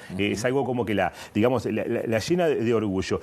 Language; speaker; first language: Spanish; native; Spanish